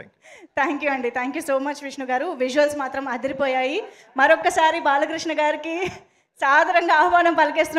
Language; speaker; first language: Telugu; native; Telugu